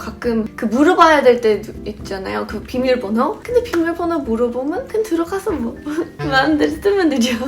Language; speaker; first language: Korean; non-native, fluent; English